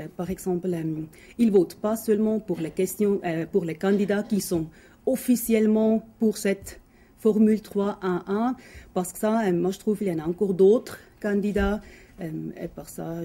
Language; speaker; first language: French; non-native, local second language; German